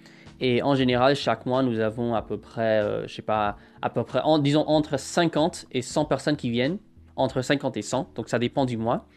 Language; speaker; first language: French; non-native, fluent; English